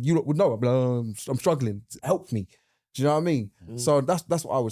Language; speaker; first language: English; native; English